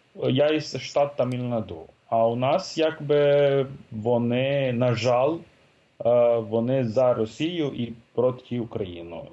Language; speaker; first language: Ukrainian; non-native, fluent; Tamil